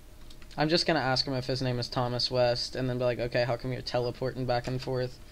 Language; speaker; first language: English; native; English